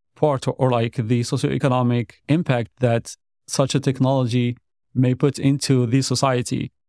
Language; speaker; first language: English; non-native, fluent; Arabic